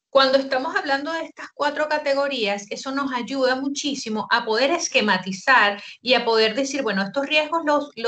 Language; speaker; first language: Spanish; native; Spanish